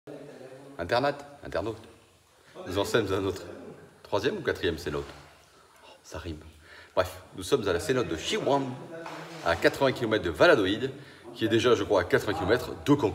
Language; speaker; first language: French; native; French